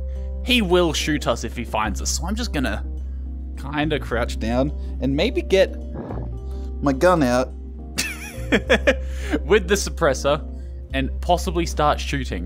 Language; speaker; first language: English; native; English